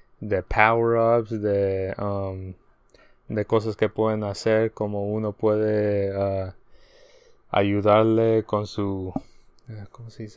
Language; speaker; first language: Spanish; early bilingual, heritage; Spanish